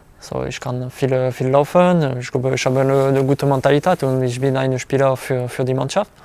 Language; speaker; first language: German; non-native, learner; French